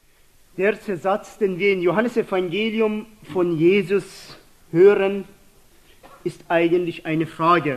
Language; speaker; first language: German; non-native, fluent; Persian